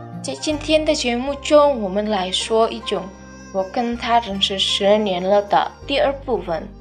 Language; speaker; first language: Chinese; non-native, fluent; Indonesian